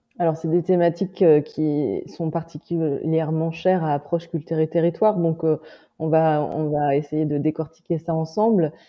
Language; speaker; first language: French; native; French